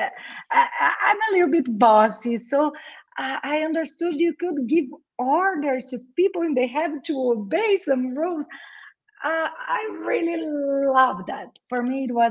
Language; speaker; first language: English; non-native, fluent; Portuguese